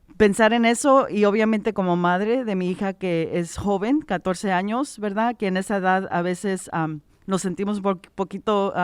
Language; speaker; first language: Spanish; early bilingual, heritage; Spanish